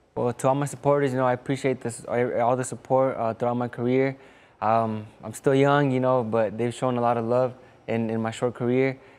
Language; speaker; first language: English; native; English